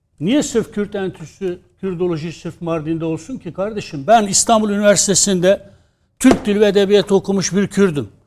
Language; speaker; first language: Turkish; non-native, local second language; Kurdish